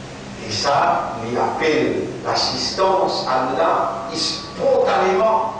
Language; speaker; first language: French; non-native, local second language; Morisyen